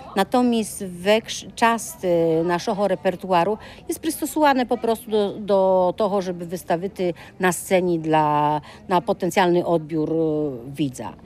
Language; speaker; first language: Ukrainian; early bilingual, heritage; Rusyn